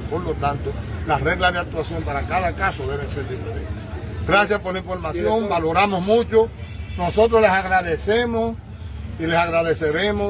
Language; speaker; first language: Spanish; native; Spanish